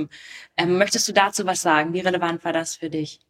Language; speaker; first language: German; native; German